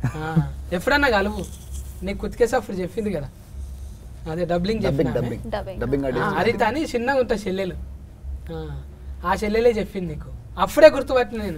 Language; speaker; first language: Telugu; native; Telugu